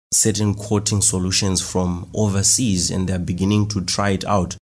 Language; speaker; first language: English; non-native, local second language; Shona